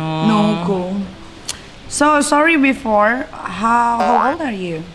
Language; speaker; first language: English; non-native, learner; Indonesian